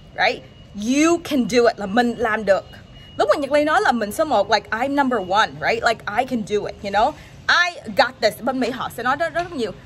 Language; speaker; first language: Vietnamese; early bilingual, heritage; Vietnamese